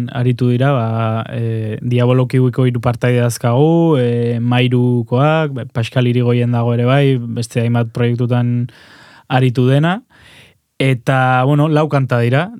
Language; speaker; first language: Basque; native; Basque